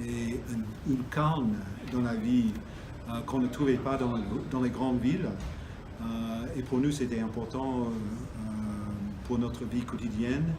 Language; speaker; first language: French; non-native, fluent; English